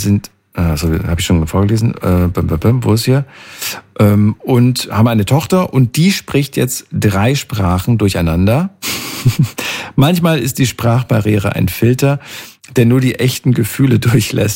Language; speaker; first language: German; native; German